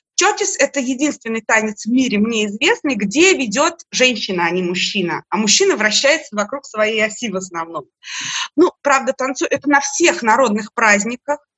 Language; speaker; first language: Russian; native; Russian